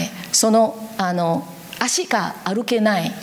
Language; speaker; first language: Japanese; non-native, learner; Korean